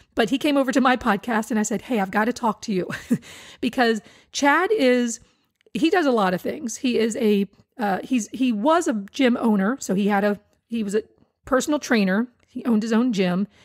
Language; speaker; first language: English; native; English